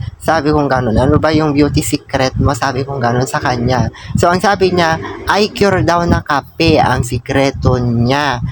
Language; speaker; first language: Filipino; non-native, local second language; Iloko